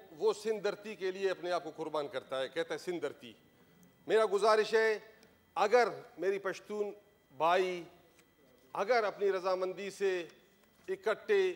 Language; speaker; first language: Urdu; non-native, local second language; Baluchi